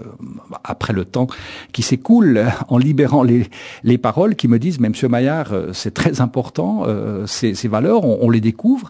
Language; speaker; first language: French; native; French